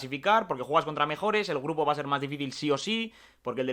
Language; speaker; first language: Spanish; native; Spanish